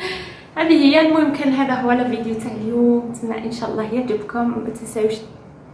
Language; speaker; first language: Arabic; native; Arabic